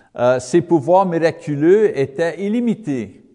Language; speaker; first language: French; non-native, learner; English